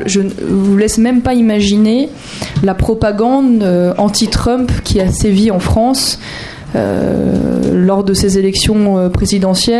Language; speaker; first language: French; native; French